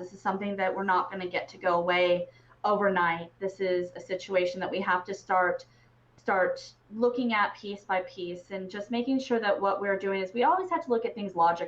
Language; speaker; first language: English; native; English